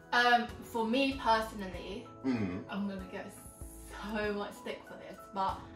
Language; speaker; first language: English; non-native, fluent; Vietnamese